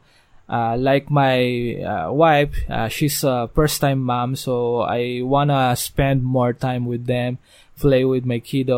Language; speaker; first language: English; non-native, local second language; Filipino